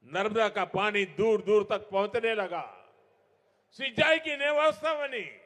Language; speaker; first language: Hindi; non-native, local second language; Gujarati